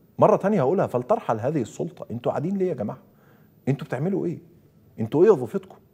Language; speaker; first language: Arabic; native; Arabic